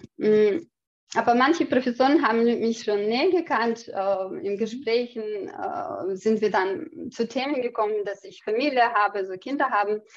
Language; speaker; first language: German; non-native, fluent; Chechen